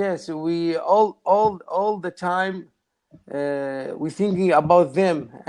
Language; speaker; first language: English; non-native, learner; Arabic